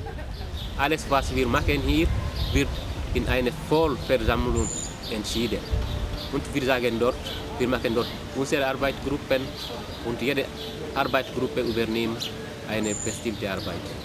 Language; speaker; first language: German; non-native, fluent; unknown